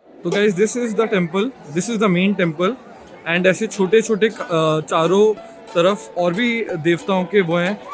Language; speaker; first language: Hindi; non-native, local second language; Bangla